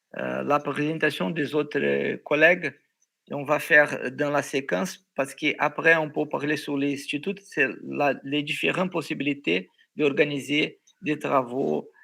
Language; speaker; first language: French; non-native, fluent; Portuguese